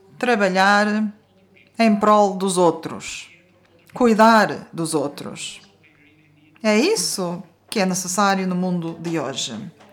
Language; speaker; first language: Portuguese; non-native, fluent; Norwegian